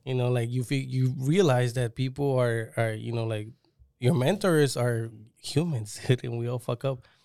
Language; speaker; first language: English; early bilingual, other home language; Spanish